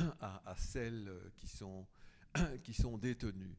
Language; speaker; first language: French; native; French